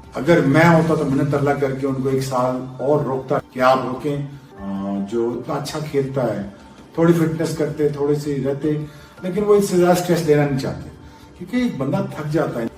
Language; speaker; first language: Urdu; non-native, local second language; Punjabi